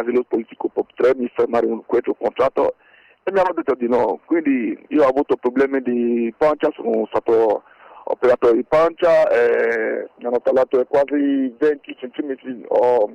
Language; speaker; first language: Italian; non-native, fluent; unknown